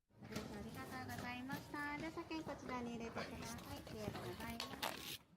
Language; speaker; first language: Japanese; native; Japanese